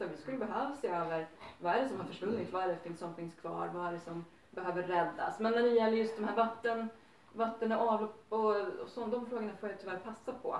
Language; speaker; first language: Swedish; native; Swedish